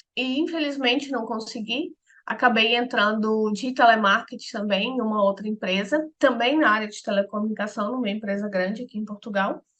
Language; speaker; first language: Portuguese; native; Portuguese